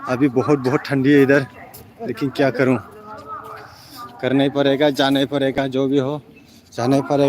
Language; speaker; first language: Hindi; non-native, local second language; Bodo